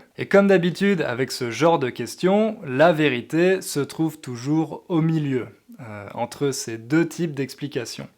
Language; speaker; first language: French; native; French